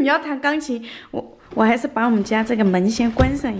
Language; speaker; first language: Chinese; native; Chinese